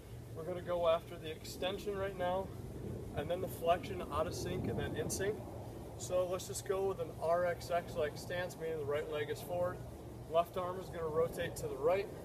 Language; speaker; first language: English; native; English